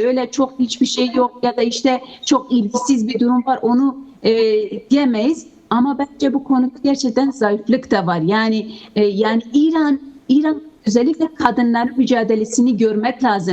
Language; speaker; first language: Turkish; non-native, fluent; Kurdish